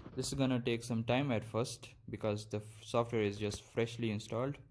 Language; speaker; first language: English; non-native, local second language; Urdu